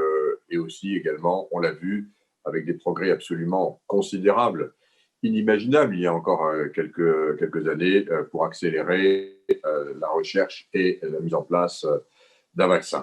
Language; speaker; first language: French; native; French